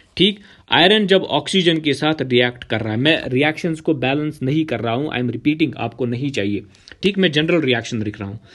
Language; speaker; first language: Hindi; non-native, local second language; Kashmiri